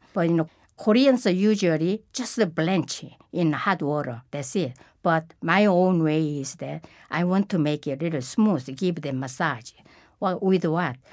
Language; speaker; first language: English; non-native, fluent; Korean